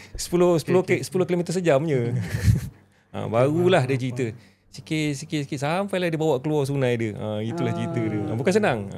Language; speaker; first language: Malay; native; Malay